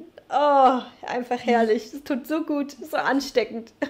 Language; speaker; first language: German; native; German